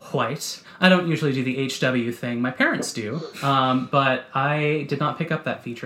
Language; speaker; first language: English; native; English